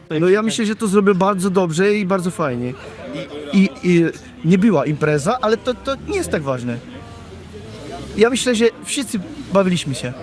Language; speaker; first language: Polish; non-native, learner; Czech